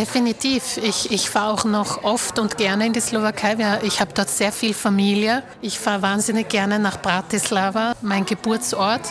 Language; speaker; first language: German; early bilingual, other home language; Slovak